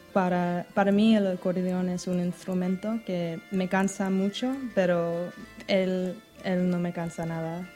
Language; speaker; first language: Spanish; non-native, learner; English